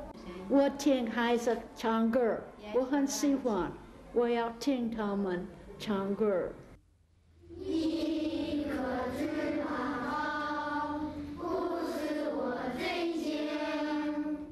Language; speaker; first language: Chinese; non-native, local second language; English